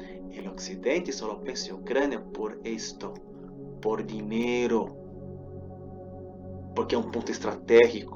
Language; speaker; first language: Portuguese; non-native, fluent; Spanish